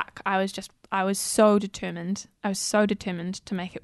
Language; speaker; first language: English; native; English